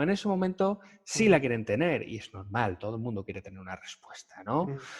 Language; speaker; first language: Spanish; native; Spanish